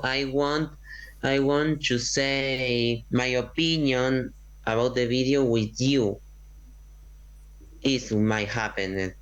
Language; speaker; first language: English; non-native, learner; Spanish